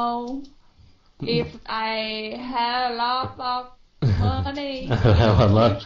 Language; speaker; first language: English; non-native, learner; Vietnamese